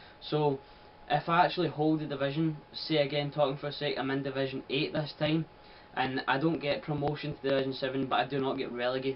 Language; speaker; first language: English; native; English